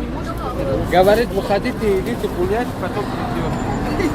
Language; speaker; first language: Russian; non-native, local second language; Tajik